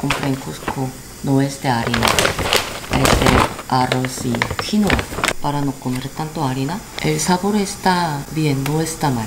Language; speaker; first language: Spanish; non-native, fluent; Korean